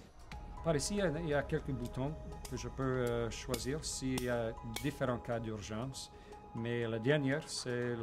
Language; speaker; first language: French; non-native, local second language; English